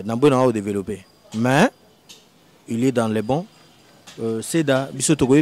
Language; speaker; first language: French; non-native, local second language; Lingala